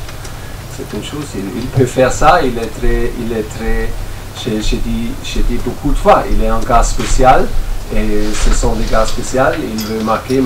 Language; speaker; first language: French; non-native, fluent; German